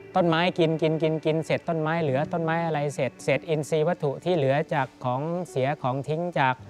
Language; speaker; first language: Thai; native; Thai